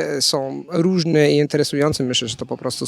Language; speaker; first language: Polish; non-native, fluent; Italian